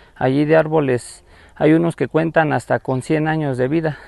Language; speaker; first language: Spanish; native; Spanish